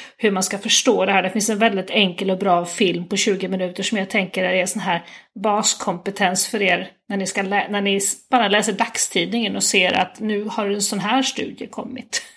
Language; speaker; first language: Swedish; native; Swedish